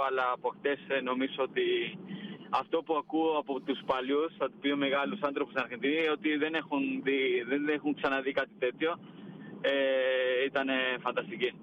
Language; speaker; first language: Greek; non-native, fluent; Spanish